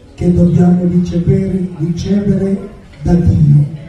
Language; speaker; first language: Italian; non-native, fluent; Filipino